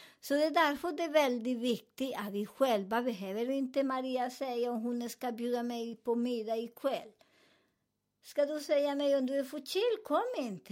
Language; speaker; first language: Swedish; non-native, fluent; Spanish